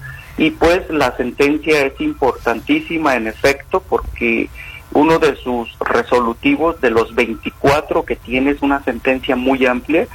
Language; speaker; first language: Spanish; native; Spanish